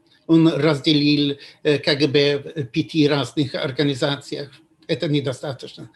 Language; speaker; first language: Russian; non-native, fluent; Swedish